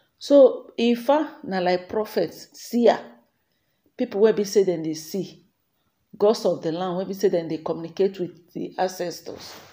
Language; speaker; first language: Nigerian Pidgin; non-native, local second language; Igbo